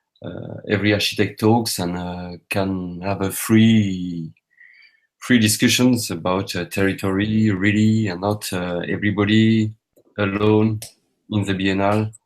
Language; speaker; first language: English; non-native, learner; French